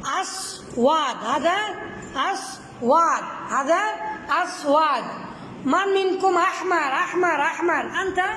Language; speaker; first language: Arabic; non-native, fluent; Bangla